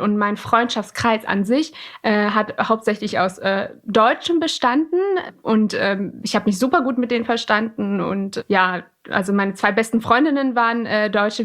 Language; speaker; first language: German; early bilingual, other home language; Persian